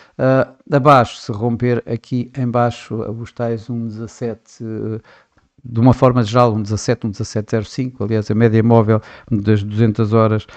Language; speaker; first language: Portuguese; native; Portuguese